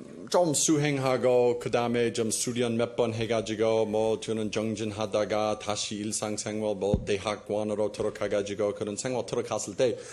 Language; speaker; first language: Korean; non-native, fluent; English